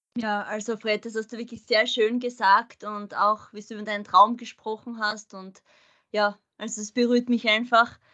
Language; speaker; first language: German; native; German